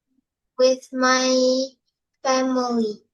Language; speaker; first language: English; non-native, learner; Indonesian